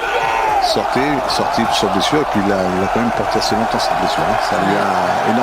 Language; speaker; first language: French; native; French